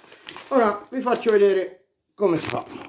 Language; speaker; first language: Italian; native; Italian